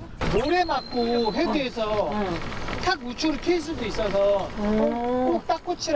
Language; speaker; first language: Korean; native; Korean